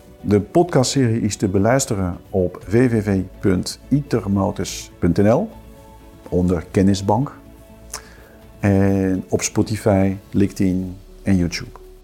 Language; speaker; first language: Dutch; non-native, fluent; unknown